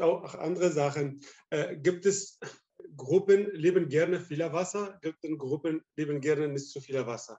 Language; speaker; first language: German; non-native, learner; Arabic